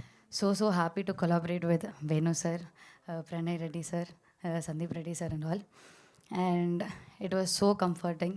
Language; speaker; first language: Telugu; non-native, learner; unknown